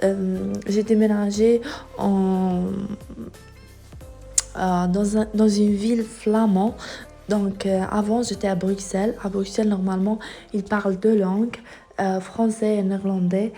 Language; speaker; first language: French; non-native, fluent; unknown